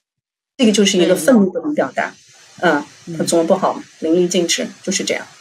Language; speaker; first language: Chinese; native; Chinese